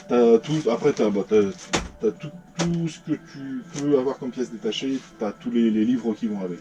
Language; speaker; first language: French; native; French